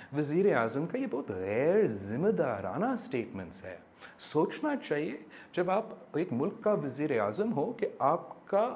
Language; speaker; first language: Urdu; non-native, local second language; English